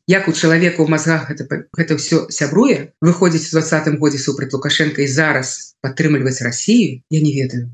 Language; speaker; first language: Belarusian; non-native, local second language; Russian